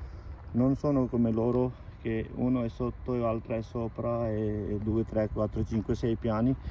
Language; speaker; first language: Italian; non-native, learner; Urdu